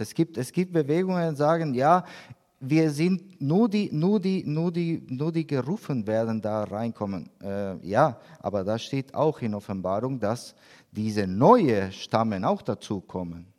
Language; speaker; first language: German; non-native, learner; Spanish